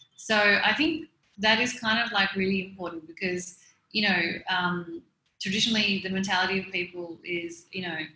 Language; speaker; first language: English; native; English